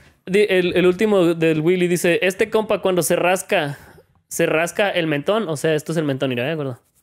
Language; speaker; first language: Spanish; native; Spanish